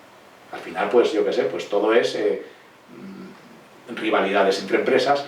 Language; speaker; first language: Spanish; native; Spanish